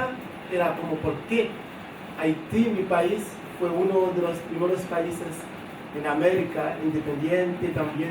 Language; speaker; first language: Spanish; non-native, fluent; Haitian Creole